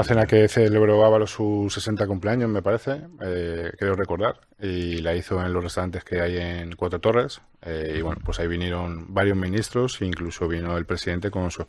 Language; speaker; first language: Spanish; native; Spanish